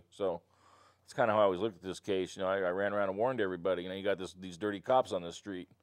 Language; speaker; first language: English; native; English